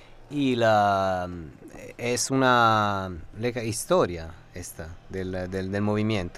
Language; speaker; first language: Spanish; non-native, learner; Italian